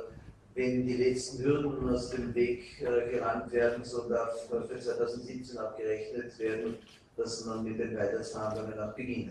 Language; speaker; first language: German; native; German